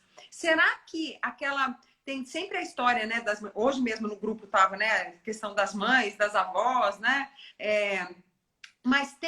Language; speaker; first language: Portuguese; native; Portuguese